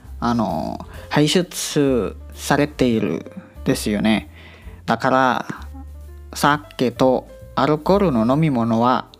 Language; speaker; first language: Japanese; non-native, learner; Indonesian